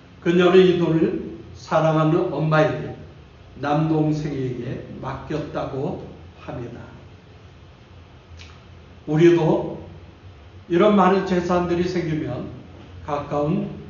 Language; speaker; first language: Korean; native; Korean